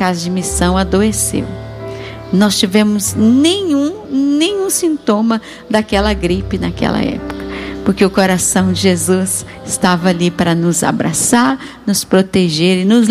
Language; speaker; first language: Portuguese; native; Portuguese